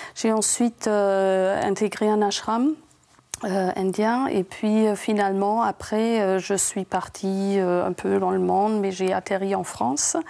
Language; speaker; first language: French; non-native, fluent; German